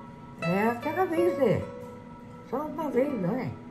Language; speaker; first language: Portuguese; non-native, local second language; Japanese